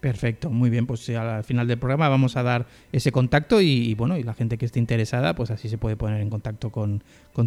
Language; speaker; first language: Spanish; native; Spanish